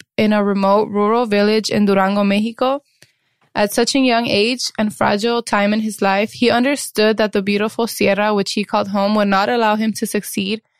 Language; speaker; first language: English; early bilingual, other home language; Spanish